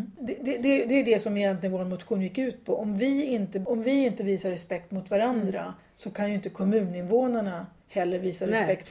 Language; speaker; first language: Swedish; native; Swedish